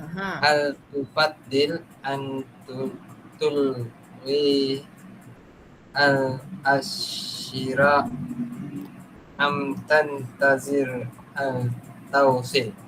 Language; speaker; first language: Arabic; non-native, learner; Malay